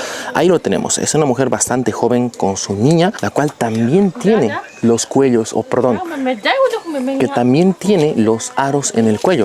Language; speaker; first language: Spanish; native; Spanish